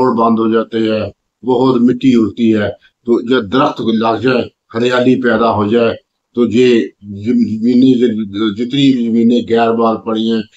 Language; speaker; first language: Urdu; non-native, local second language; Punjabi